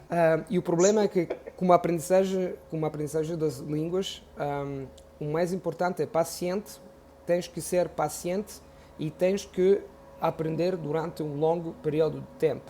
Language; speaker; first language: Portuguese; non-native, fluent; Italian